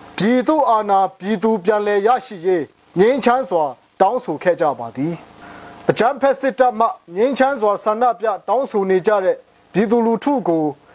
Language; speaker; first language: Burmese; non-native, local second language; Hakha Chin